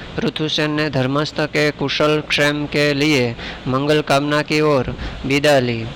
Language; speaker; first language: Hindi; non-native, local second language; Gujarati